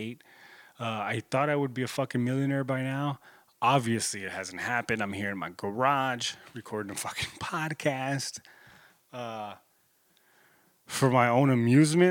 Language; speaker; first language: English; native; English